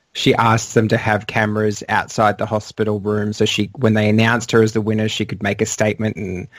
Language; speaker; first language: English; native; English